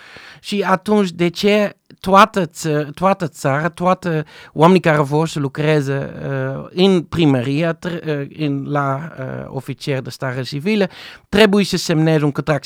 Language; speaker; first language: Romanian; non-native, fluent; Dutch